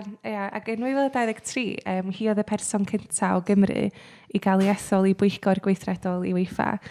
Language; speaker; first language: Welsh; native; Welsh